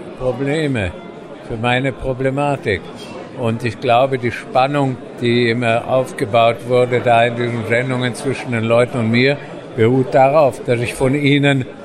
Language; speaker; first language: German; native; German